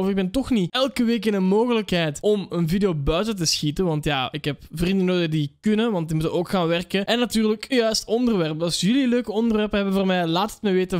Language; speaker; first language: Dutch; native; Dutch